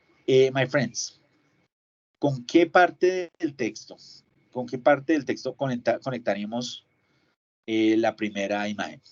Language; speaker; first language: Spanish; native; Spanish